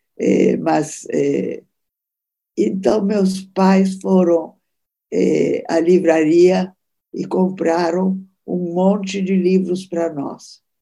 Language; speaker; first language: Portuguese; early bilingual, other home language; Italian